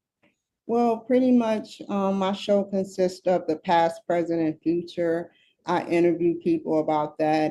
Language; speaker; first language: English; native; English